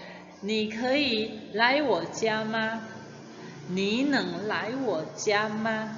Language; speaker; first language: Chinese; non-native, fluent; Indonesian